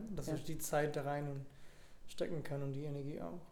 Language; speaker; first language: German; non-native, fluent; Spanish